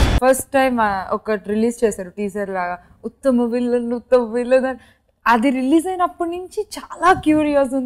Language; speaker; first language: Telugu; native; Telugu